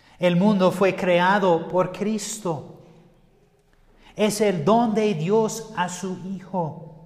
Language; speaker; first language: Spanish; non-native, fluent; English